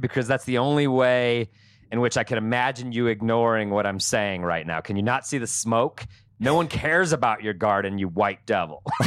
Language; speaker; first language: English; native; English